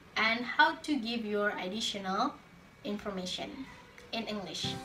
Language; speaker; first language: English; non-native, learner; Indonesian